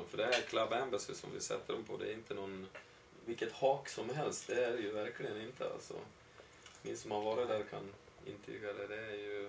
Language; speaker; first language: Swedish; native; Swedish